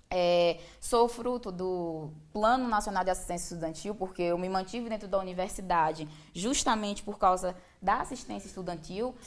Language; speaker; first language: Portuguese; native; Portuguese